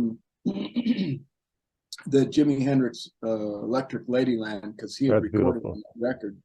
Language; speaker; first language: English; native; English